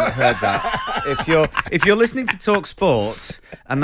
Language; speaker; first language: English; native; English